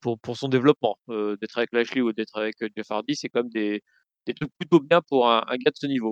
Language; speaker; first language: French; native; French